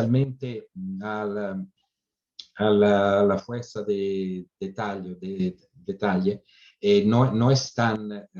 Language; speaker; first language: Spanish; non-native, fluent; Italian